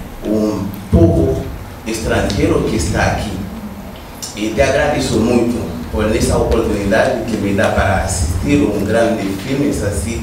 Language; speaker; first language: Portuguese; non-native, learner; Haitian Creole